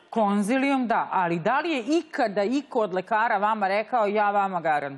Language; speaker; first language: Serbian; native; Serbian